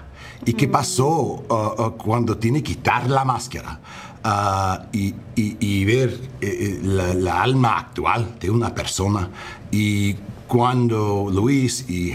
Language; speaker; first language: Spanish; non-native, learner; English